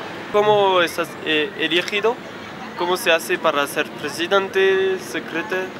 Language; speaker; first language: Spanish; non-native, fluent; French